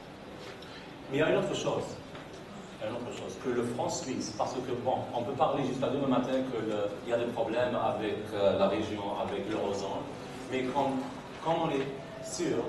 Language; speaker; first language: French; non-native, fluent; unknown